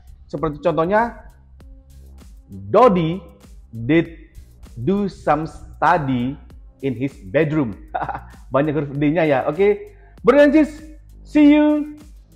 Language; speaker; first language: English; non-native, fluent; Indonesian